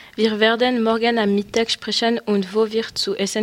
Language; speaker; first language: German; non-native, learner; French